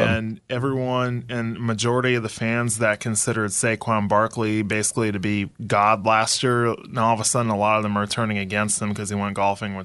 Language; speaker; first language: English; native; English